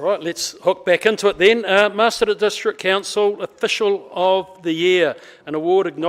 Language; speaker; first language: English; native; English